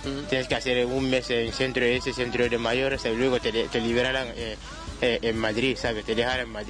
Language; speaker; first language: Spanish; non-native, learner; Wolof